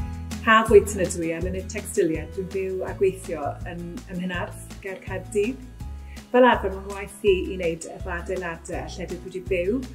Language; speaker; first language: Welsh; native; Welsh